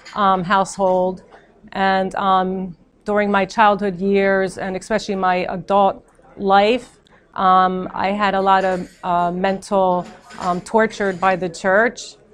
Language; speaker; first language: English; native; English